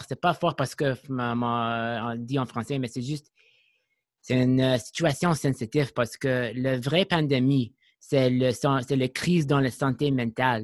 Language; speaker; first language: French; non-native, learner; English